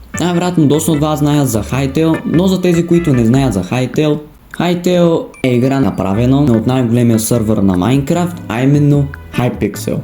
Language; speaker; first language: Bulgarian; native; Bulgarian